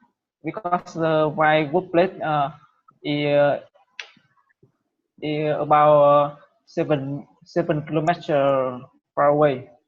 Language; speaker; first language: English; non-native, learner; Vietnamese